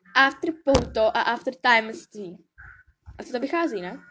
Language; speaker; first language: Czech; early bilingual, other home language; English